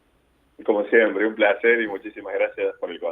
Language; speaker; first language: Spanish; native; Spanish